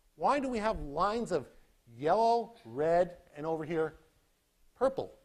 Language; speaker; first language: English; native; English